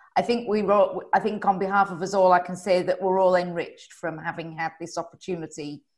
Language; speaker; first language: English; native; English